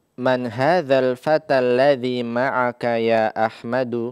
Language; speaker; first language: Arabic; non-native, fluent; Indonesian